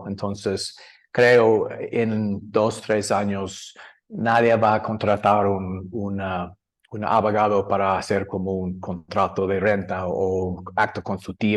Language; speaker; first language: Spanish; non-native, learner; English